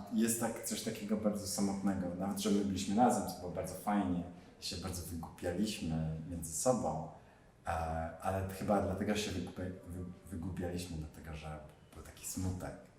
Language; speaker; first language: Polish; non-native, learner; English